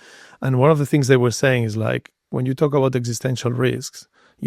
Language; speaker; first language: English; non-native, fluent; Spanish